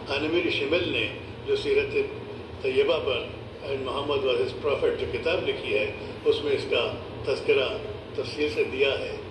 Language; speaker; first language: Urdu; native; Urdu